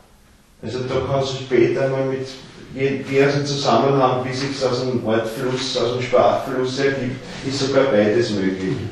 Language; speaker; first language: German; native; German